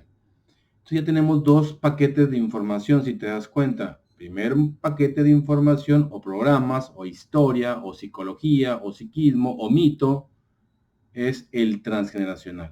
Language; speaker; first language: Spanish; native; Spanish